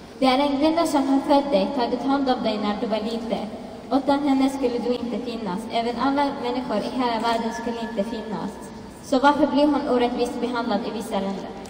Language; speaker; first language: Swedish; non-native, fluent; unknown